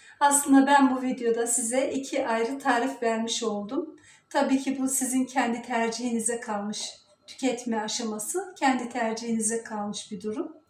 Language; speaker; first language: Turkish; native; Turkish